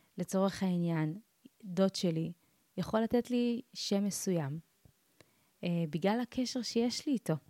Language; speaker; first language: Hebrew; early bilingual, other home language; Amharic